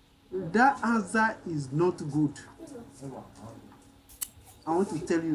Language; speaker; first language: English; non-native, learner; French